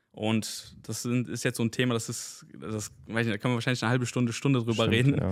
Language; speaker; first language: German; early bilingual, other home language; Spanish